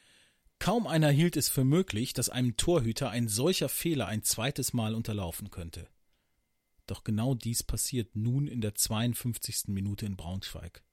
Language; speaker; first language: German; native; German